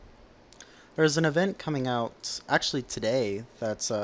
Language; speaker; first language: English; native; English